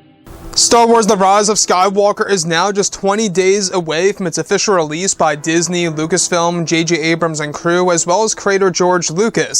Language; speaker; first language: English; native; English